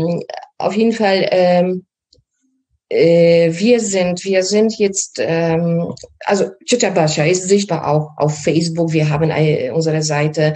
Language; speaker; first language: German; non-native, fluent; Polish